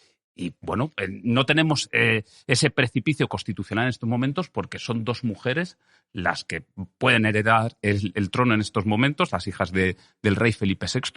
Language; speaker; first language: Spanish; native; Spanish